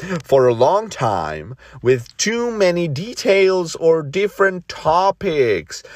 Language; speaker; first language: English; non-native, fluent; Czech